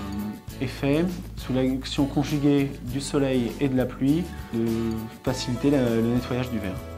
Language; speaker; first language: French; native; French